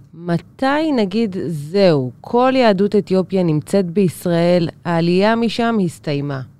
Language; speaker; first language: Hebrew; native; Hebrew